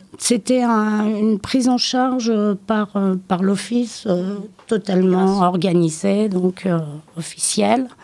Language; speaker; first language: French; early bilingual, other home language; Turkish